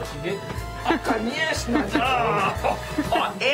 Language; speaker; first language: Russian; non-native, fluent; German